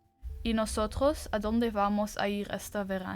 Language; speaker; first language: Spanish; non-native, learner; English